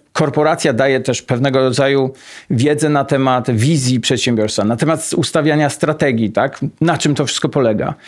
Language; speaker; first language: Polish; native; Polish